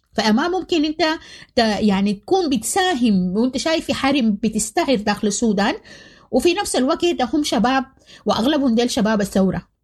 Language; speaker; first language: Arabic; native; Arabic